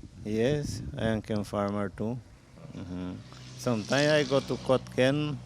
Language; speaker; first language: English; non-native, local second language; Spanish